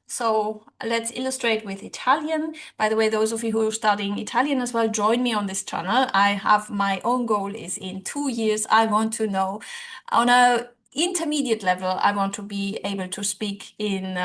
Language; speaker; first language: English; non-native, fluent; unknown